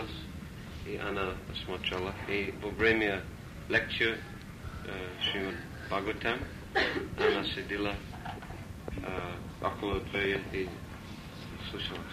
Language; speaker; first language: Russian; non-native, learner; English